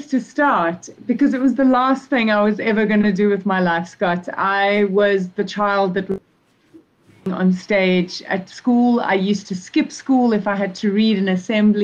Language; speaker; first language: English; native; English